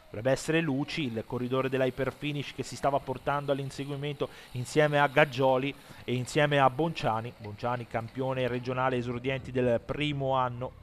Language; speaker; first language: Italian; native; Italian